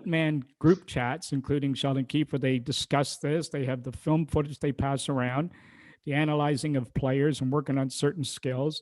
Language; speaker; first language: English; native; English